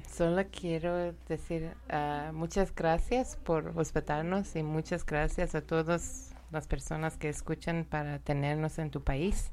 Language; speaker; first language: Spanish; non-native, learner; Persian